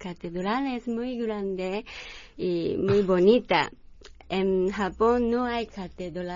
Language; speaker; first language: Spanish; non-native, learner; Japanese